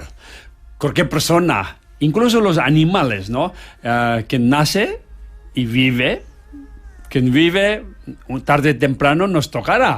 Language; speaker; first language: Spanish; non-native, learner; Tibetan